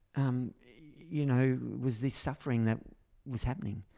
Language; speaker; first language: English; native; English